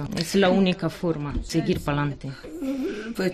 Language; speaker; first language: Spanish; non-native, fluent; Ukrainian